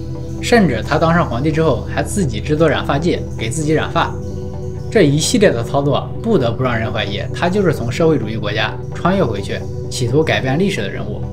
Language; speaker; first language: Chinese; native; Chinese